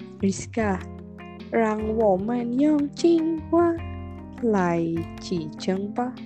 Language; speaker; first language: Chinese; non-native, learner; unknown